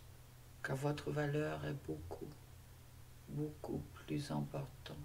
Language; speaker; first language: French; non-native, fluent; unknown